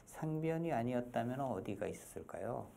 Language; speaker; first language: Korean; native; Korean